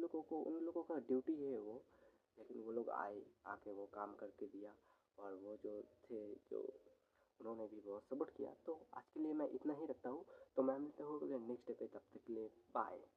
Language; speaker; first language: Hindi; non-native, local second language; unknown